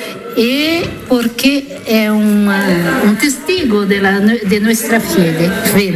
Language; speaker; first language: Spanish; non-native, learner; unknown